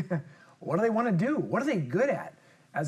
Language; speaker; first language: English; native; English